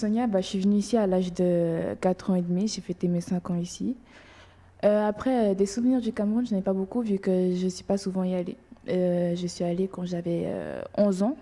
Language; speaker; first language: French; early bilingual, other home language; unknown